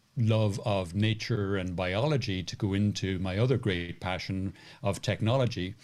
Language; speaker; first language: English; native; English